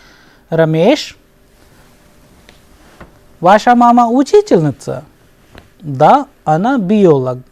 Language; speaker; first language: Russian; non-native, fluent; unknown